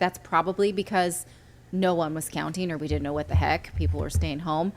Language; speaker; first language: English; native; English